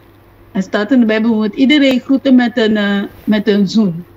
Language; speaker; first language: Dutch; non-native, local second language; Papiamento